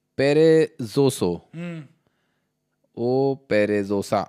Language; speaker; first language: Spanish; non-native, learner; Hindi